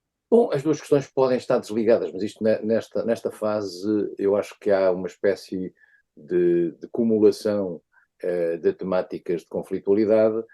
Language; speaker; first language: Portuguese; native; Portuguese